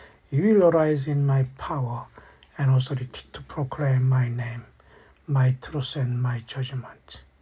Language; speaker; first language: English; non-native, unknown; Korean